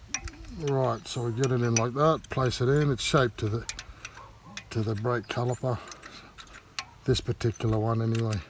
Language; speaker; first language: English; native; English